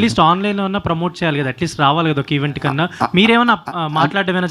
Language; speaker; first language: Telugu; native; Telugu